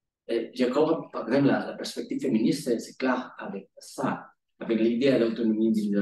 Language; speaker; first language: French; non-native, learner; Spanish